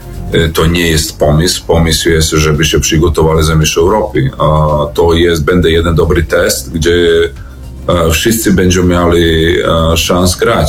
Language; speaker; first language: Polish; non-native, learner; Serbian